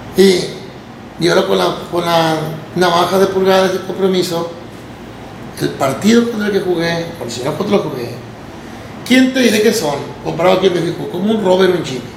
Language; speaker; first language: Spanish; native; Spanish